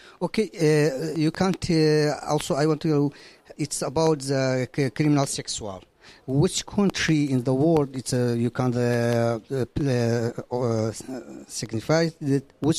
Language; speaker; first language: English; non-native, learner; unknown